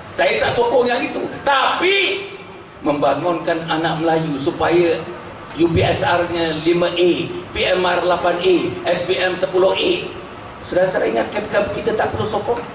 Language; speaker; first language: Malay; native; Malay